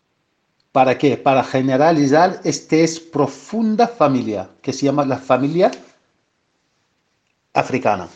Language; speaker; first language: Spanish; non-native, fluent; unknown